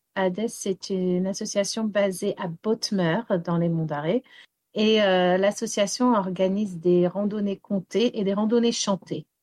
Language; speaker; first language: French; early bilingual, heritage; English